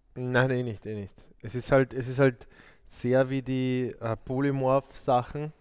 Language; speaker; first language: German; native; German